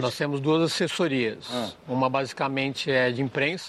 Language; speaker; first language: Portuguese; native; Portuguese